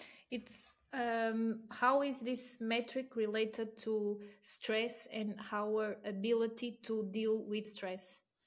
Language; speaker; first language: English; non-native, fluent; Portuguese